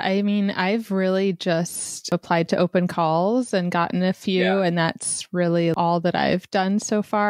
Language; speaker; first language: English; native; English